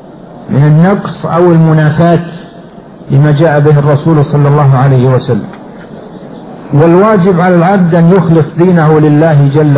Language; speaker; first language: Arabic; native; Arabic